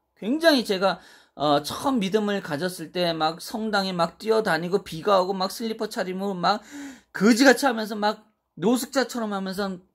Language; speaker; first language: Korean; native; Korean